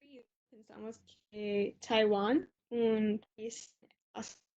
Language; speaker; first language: Spanish; non-native, learner; English